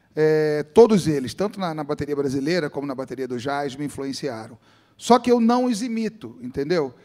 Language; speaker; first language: Portuguese; native; Portuguese